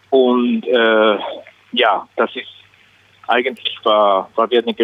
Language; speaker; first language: German; non-native, learner; Spanish